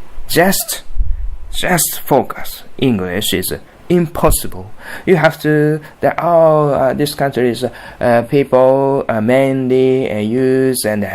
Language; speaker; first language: English; non-native, learner; Japanese